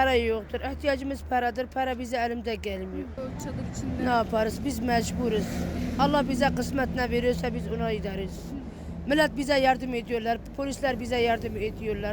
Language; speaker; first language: Turkish; non-native, learner; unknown